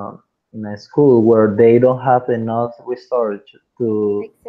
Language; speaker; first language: English; non-native, fluent; Spanish